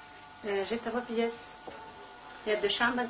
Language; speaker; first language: French; non-native, learner; Kabyle